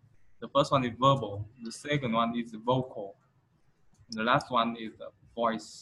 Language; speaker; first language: English; non-native, fluent; Vietnamese